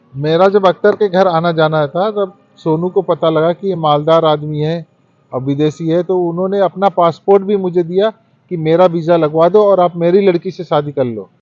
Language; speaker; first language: Hindi; early bilingual, heritage; Hindi